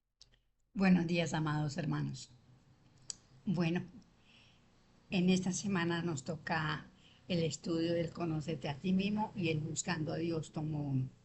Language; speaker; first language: Spanish; native; Spanish